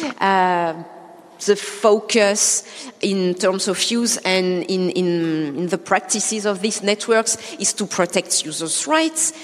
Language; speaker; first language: English; non-native, fluent; French